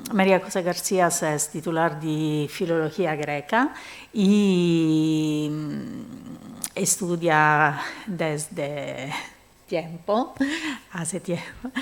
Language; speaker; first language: Spanish; non-native, fluent; Italian